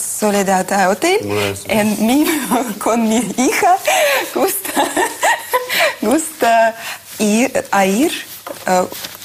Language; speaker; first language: Spanish; non-native, learner; Russian